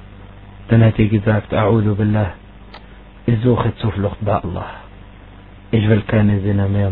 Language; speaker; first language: German; non-native, fluent; Arabic